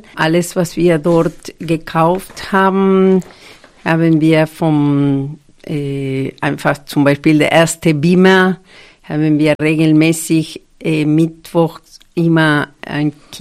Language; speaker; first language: German; non-native, fluent; Spanish